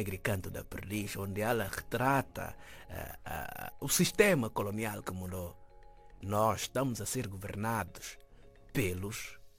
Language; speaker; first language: Portuguese; non-native, fluent; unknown